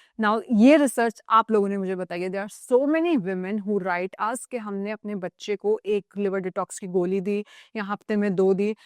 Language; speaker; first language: Hindi; native; Hindi